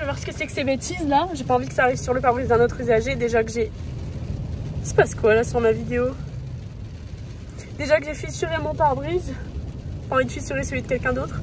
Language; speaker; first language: French; native; French